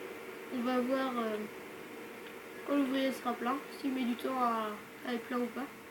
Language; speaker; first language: French; native; French